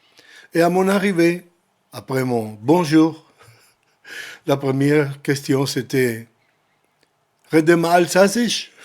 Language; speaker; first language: French; non-native, learner; Spanish